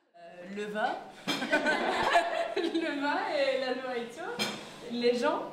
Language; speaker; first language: French; non-native, fluent; Norwegian